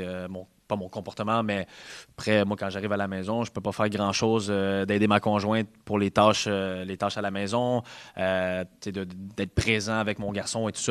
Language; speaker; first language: French; native; French